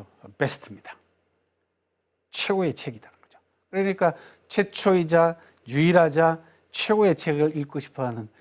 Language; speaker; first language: Korean; native; Korean